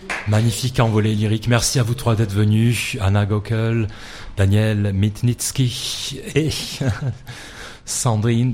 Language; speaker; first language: French; native; French